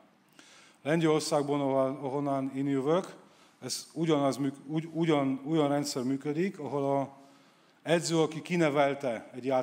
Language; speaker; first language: Hungarian; non-native, fluent; Polish